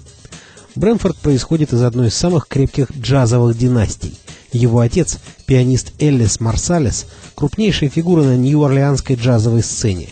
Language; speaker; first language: Russian; native; Russian